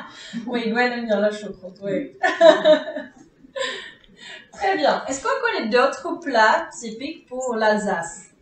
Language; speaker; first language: French; non-native, fluent; Czech